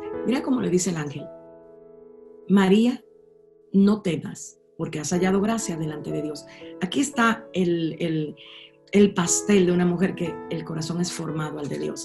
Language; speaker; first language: Spanish; native; Spanish